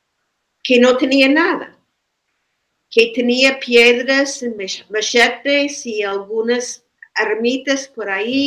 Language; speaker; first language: Spanish; non-native, fluent; English